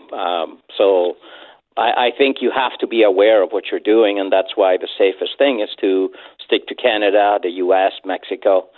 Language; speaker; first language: English; non-native, fluent; Spanish